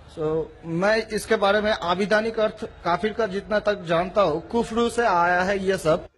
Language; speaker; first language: Hindi; non-native, local second language; Bangla